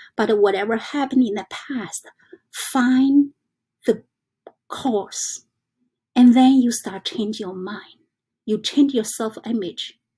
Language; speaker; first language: English; non-native, learner; Chinese